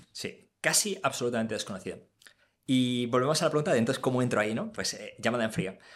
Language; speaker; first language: Spanish; native; Spanish